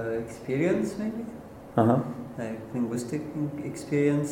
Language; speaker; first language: English; non-native, fluent; Arabic